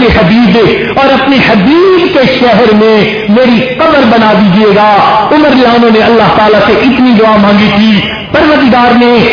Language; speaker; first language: Urdu; non-native, local second language; Punjabi